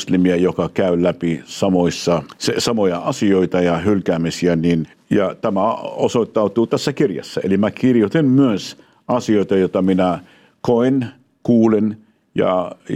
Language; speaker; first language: Finnish; non-native, fluent; Hebrew